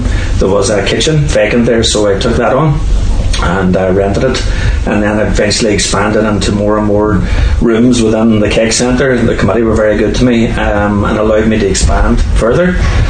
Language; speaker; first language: English; native; English